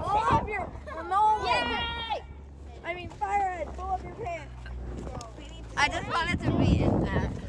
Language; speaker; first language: English; native; English